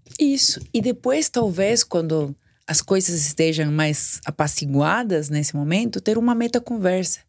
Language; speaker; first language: Portuguese; non-native, fluent; Spanish